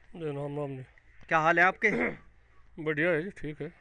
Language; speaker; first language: Hindi; native; Hindi